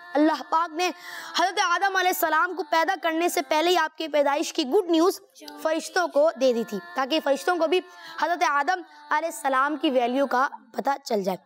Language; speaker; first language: Urdu; native; Urdu